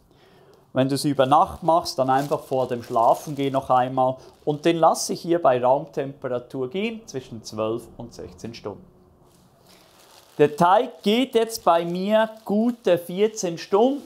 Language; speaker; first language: German; native; German